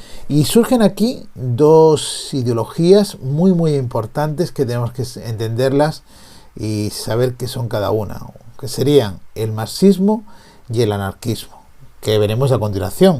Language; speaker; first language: Spanish; native; Spanish